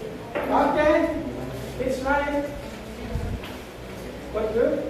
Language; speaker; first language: English; non-native, fluent; Indonesian